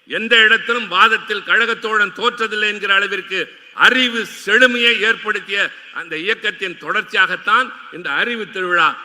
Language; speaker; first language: Tamil; native; Tamil